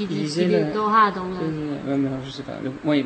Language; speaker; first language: Chinese; non-native, learner; French